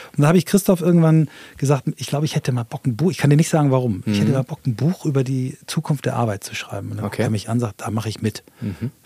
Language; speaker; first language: German; native; German